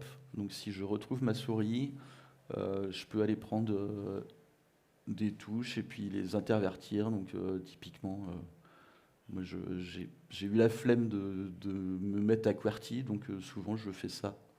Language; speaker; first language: French; native; French